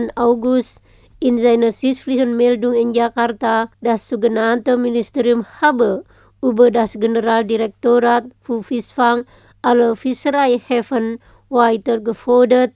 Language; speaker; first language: German; non-native, fluent; Indonesian